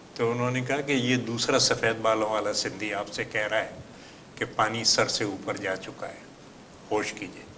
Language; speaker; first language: Urdu; native; Urdu